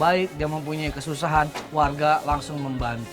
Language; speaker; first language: Indonesian; native; Indonesian